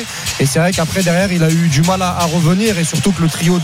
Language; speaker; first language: French; native; French